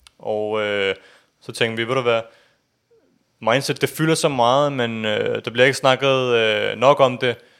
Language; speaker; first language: Danish; early bilingual, other home language; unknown